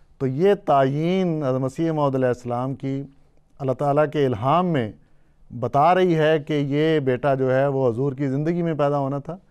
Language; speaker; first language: Urdu; native; Urdu